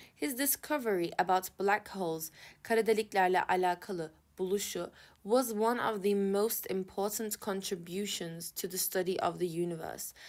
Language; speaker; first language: English; non-native, fluent; Turkish